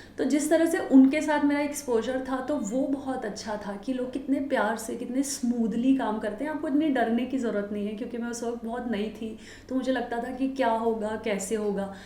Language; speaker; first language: Hindi; native; Hindi